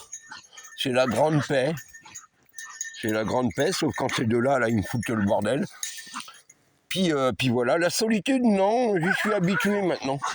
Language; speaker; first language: French; native; French